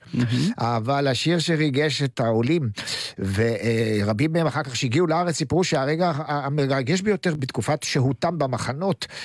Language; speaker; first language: Hebrew; native; Hebrew